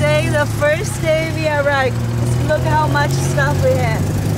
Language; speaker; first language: English; non-native, learner; Chinese